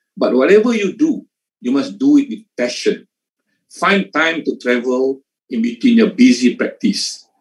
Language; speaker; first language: English; non-native, local second language; Malay